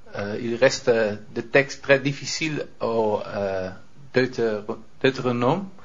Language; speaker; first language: French; non-native, fluent; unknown